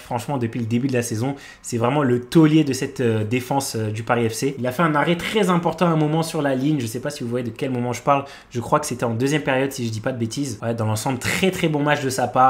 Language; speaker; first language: French; native; French